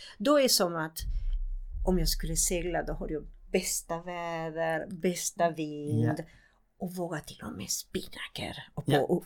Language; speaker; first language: Swedish; non-native, fluent; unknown